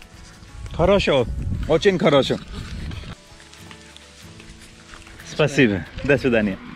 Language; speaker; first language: Russian; non-native, learner; Hindi